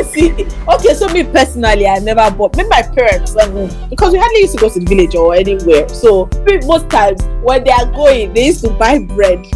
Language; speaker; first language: English; non-native, local second language; Yoruba